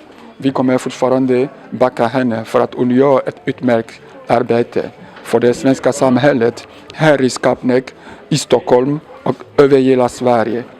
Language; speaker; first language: Swedish; non-native, fluent; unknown